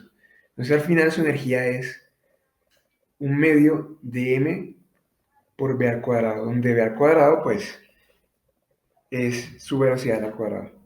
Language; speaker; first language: Spanish; native; Spanish